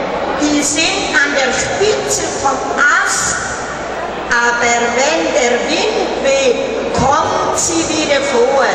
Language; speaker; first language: German; early bilingual, heritage; German